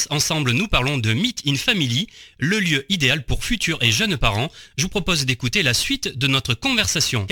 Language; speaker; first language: French; native; French